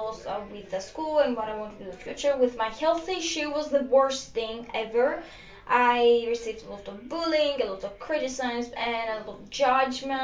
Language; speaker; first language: English; non-native, fluent; Greek